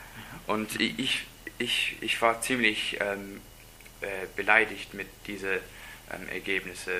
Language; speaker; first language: German; non-native, learner; English